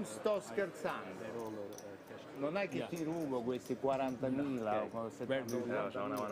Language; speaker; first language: Italian; non-native, learner; Russian